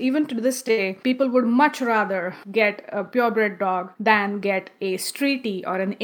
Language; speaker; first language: English; non-native, local second language; Marathi